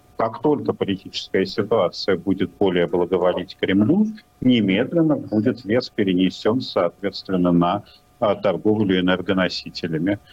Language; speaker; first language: Russian; native; Russian